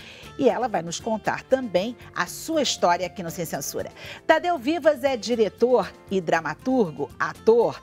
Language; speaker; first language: Portuguese; native; Portuguese